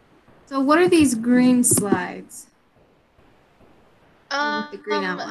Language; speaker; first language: English; native; English